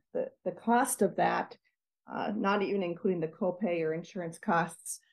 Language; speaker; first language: English; native; English